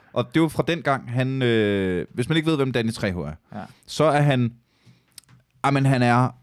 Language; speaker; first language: Danish; native; Danish